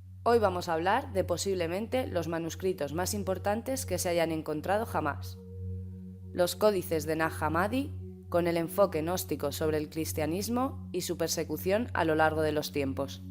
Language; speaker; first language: Spanish; native; Spanish